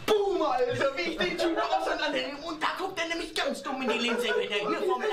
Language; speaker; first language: German; native; German